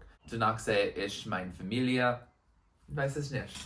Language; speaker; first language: German; non-native, learner; English